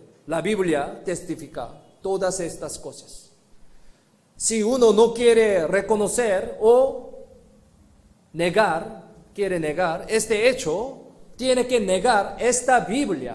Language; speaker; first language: Spanish; non-native, fluent; Korean